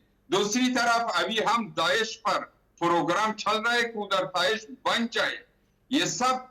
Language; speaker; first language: Hindi; non-native, learner; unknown